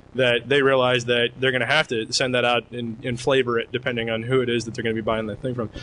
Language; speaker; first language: English; native; English